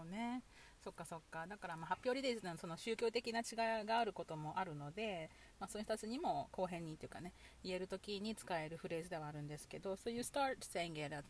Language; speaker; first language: Japanese; native; Japanese